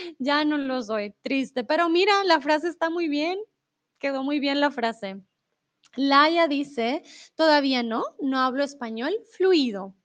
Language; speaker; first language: Spanish; native; Spanish